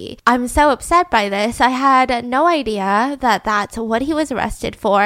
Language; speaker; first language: English; native; English